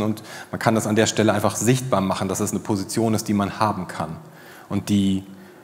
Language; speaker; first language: German; native; German